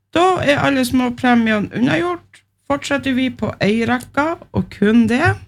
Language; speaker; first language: Norwegian; native; Norwegian